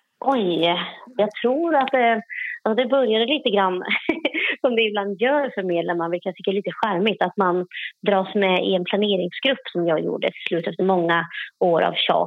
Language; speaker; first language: Swedish; native; Swedish